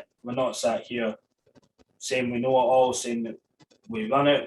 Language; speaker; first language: English; native; English